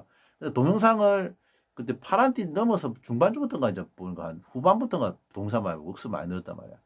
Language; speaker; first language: Korean; native; Korean